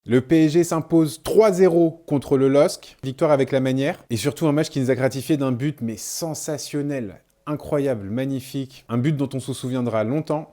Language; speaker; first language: French; native; French